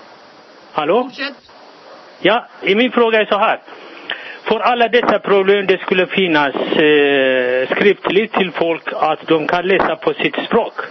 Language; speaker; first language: Swedish; non-native, learner; Amharic